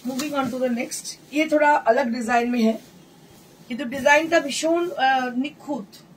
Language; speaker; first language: Hindi; non-native, local second language; Bangla